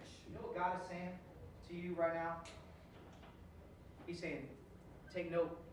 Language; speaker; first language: English; native; English